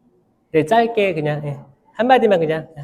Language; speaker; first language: Korean; native; Korean